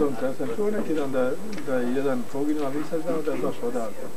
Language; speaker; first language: Croatian; native; Croatian